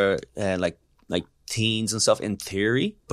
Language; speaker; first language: English; native; English